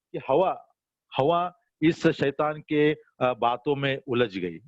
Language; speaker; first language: Hindi; non-native, local second language; Marathi